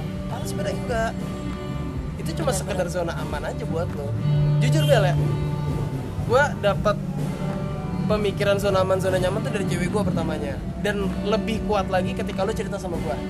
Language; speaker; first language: Indonesian; native; Indonesian